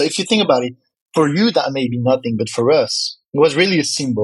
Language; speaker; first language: English; non-native, fluent; French